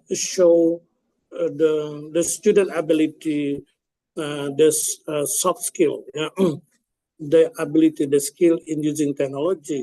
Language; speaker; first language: English; non-native, fluent; Indonesian